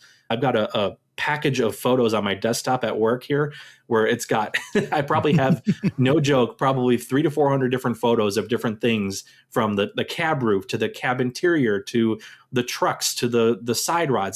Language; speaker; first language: English; native; English